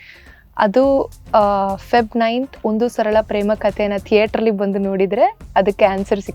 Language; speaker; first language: Kannada; early bilingual, heritage; Kannada